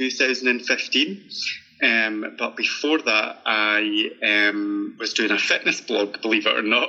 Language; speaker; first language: English; native; English